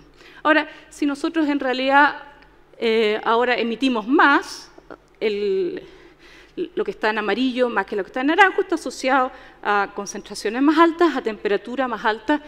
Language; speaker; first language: Spanish; native; Spanish